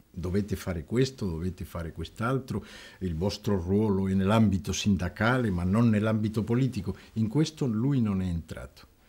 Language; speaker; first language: Italian; non-native, fluent; Spanish